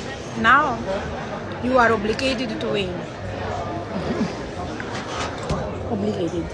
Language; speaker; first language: English; non-native, learner; Italian